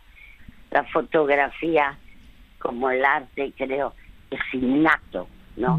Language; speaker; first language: Spanish; early bilingual, other home language; French